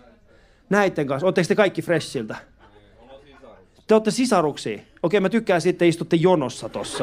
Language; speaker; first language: Finnish; early bilingual, other home language; Persian